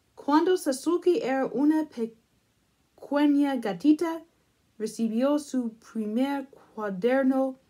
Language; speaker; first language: Spanish; non-native, learner; English